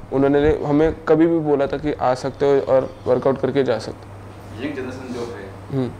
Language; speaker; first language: Hindi; non-native, local second language; Marathi